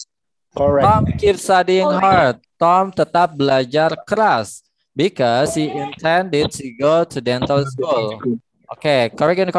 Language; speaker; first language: English; non-native, fluent; Indonesian